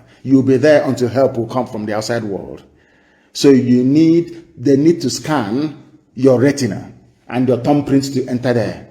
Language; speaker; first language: English; non-native, local second language; Igbo